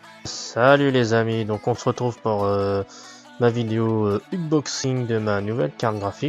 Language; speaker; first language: French; native; French